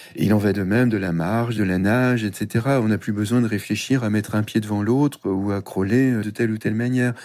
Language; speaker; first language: French; native; French